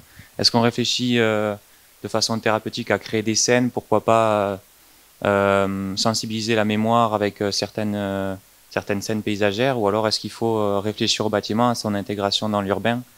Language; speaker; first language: French; native; French